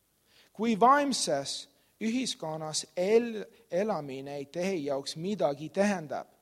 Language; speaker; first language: Estonian; non-native, learner; English